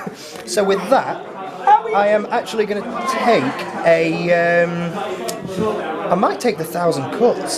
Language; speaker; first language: English; native; English